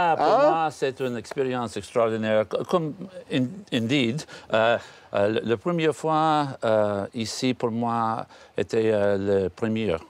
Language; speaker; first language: French; non-native, learner; English